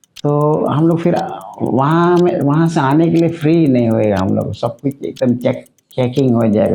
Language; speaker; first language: Hindi; non-native, local second language; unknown